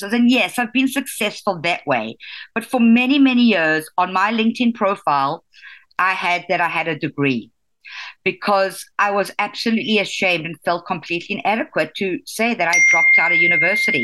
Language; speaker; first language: English; native; English